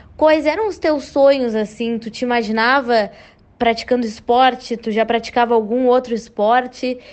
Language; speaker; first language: Portuguese; native; Portuguese